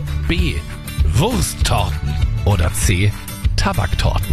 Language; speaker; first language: German; native; German